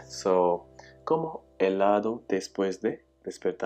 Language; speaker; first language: Spanish; non-native, fluent; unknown